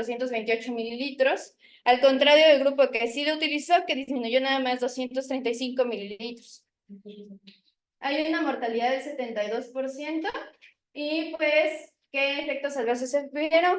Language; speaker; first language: Spanish; native; Spanish